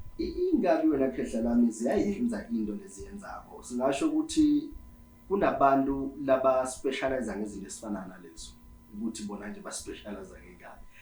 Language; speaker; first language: Zulu; native; Zulu